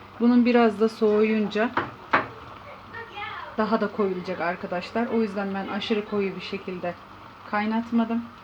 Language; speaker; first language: Turkish; native; Turkish